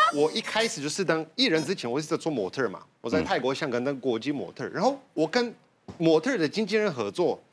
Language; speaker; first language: Chinese; non-native, fluent; Portuguese